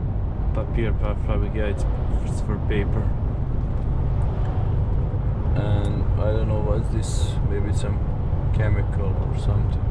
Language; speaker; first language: English; non-native, learner; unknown